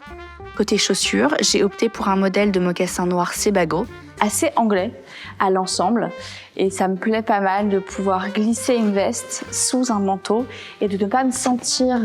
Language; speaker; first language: French; native; French